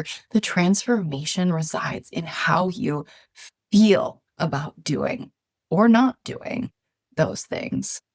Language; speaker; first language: English; native; English